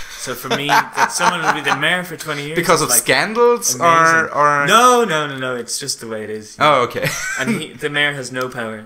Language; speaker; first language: English; native; English